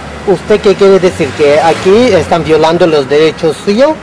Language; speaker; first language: Spanish; non-native, fluent; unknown